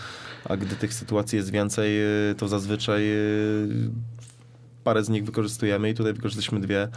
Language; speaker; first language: Polish; native; Polish